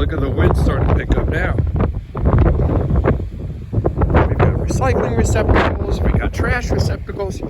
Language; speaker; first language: English; native; English